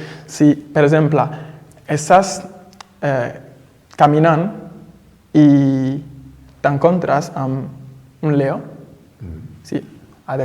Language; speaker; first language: Catalan; non-native, fluent; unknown